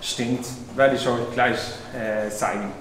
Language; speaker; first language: German; non-native, fluent; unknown